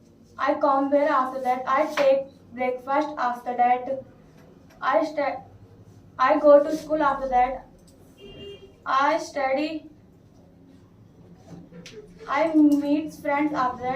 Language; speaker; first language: English; non-native, learner; Hindi